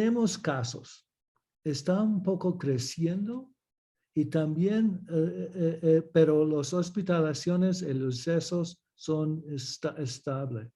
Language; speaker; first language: Spanish; early bilingual, heritage; English